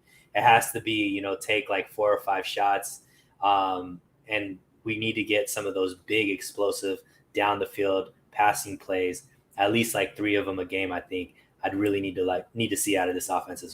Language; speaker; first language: English; native; English